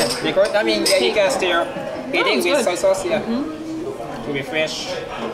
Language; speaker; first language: English; non-native, learner; Japanese